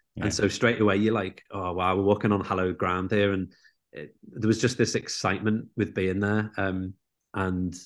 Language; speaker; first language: English; native; English